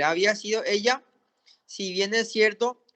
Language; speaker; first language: Spanish; native; Spanish